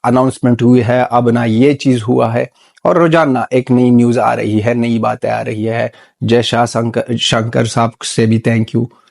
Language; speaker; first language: Hindi; non-native, fluent; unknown